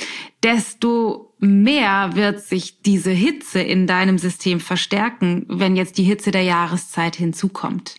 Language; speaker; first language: German; native; German